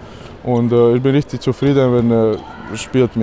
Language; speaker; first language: German; non-native, learner; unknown